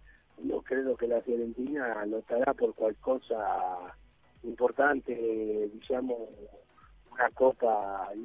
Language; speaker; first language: Italian; non-native, fluent; Spanish